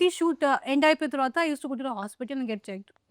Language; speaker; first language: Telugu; non-native, local second language; Hindi